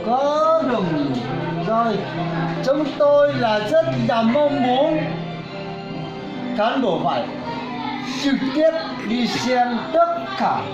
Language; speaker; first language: Vietnamese; non-native, local second language; Hmong